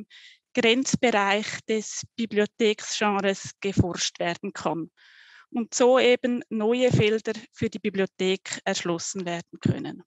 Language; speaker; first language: German; native; German